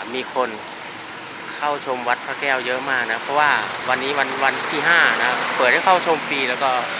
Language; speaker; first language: Thai; native; Thai